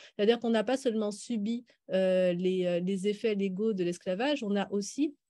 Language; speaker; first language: French; native; French